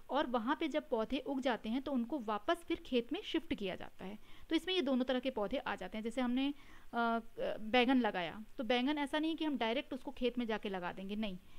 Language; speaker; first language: Hindi; native; Hindi